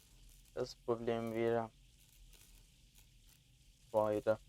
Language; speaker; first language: German; native; German